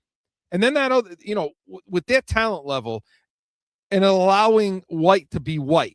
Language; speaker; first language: English; native; English